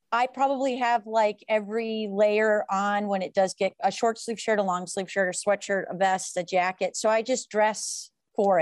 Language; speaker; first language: English; native; English